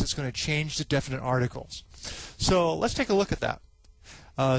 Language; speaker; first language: English; native; English